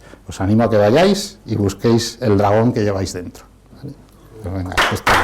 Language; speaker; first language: Spanish; native; Spanish